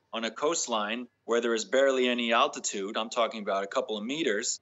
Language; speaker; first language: English; native; English